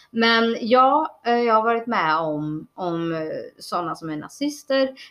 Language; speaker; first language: Swedish; early bilingual, other home language; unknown